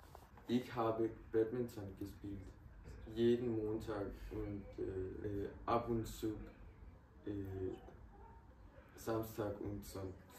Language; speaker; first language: German; non-native, learner; Danish